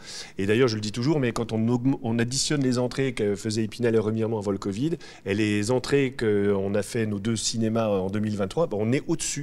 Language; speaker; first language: French; native; French